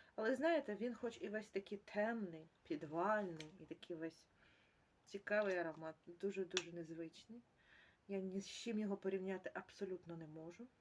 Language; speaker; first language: Ukrainian; native; Ukrainian